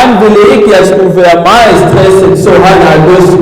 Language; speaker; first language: Danish; early bilingual, other home language; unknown